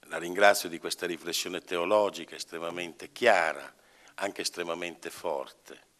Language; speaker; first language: Italian; native; Italian